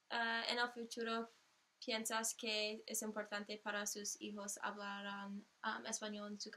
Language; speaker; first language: Spanish; non-native, learner; English